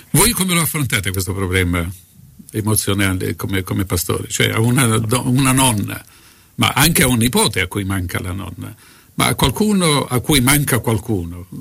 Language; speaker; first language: Italian; native; Italian